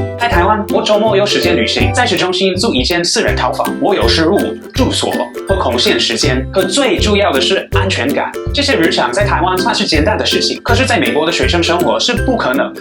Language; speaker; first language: Chinese; non-native, fluent; English